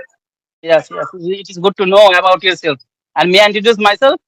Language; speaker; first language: English; non-native, learner; Bangla